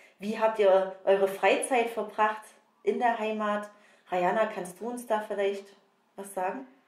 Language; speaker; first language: German; native; German